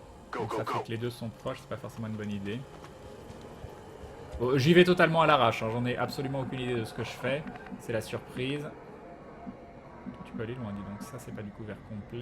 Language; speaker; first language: French; native; French